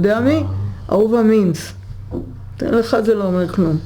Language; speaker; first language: Hebrew; early bilingual, other home language; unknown